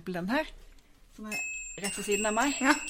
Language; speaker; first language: Norwegian; native; Norwegian